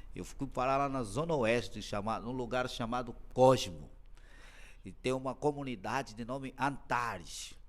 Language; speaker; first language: Portuguese; native; Portuguese